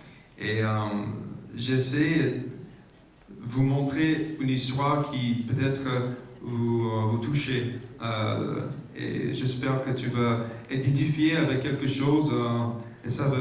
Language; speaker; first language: French; non-native, learner; English